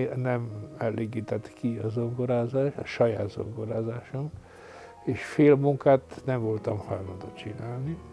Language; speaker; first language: Hungarian; non-native, local second language; Romanian